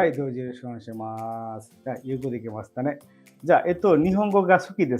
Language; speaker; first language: Japanese; non-native, fluent; Bangla